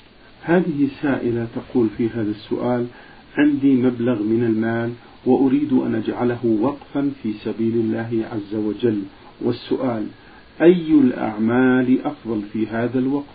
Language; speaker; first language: Arabic; native; Arabic